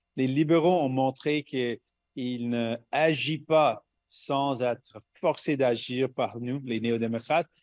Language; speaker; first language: French; non-native, local second language; English